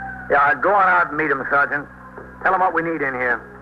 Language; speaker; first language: English; native; English